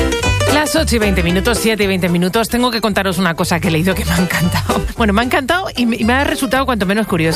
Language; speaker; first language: Spanish; native; Spanish